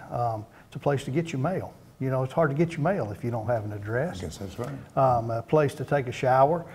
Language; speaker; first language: English; native; English